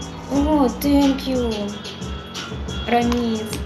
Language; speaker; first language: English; non-native, learner; Russian